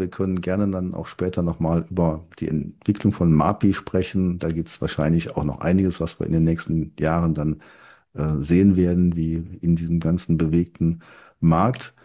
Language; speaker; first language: German; native; German